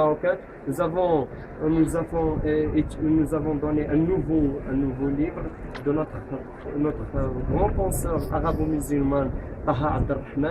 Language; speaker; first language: French; non-native, local second language; Arabic